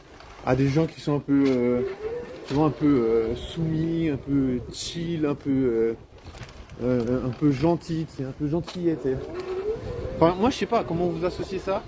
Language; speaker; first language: French; native; French